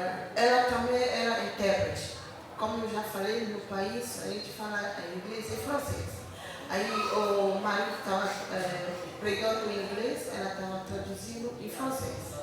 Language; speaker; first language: Portuguese; non-native, learner; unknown